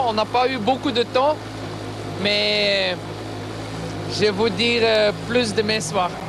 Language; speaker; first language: French; non-native, fluent; Dutch